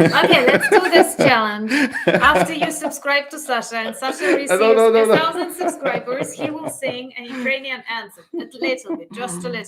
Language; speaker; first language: English; non-native, fluent; Ukrainian